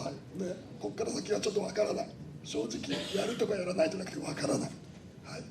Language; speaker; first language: Japanese; native; Japanese